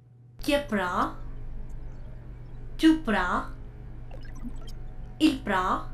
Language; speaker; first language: French; non-native, learner; Spanish